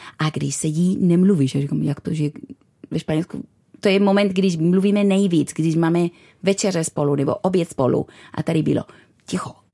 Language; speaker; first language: Czech; non-native, fluent; Spanish